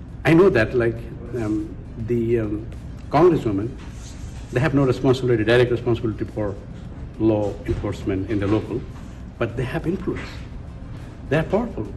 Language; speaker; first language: English; non-native, local second language; Bangla